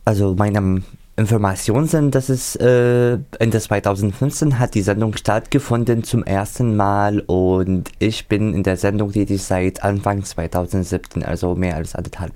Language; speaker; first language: German; non-native, fluent; Arabic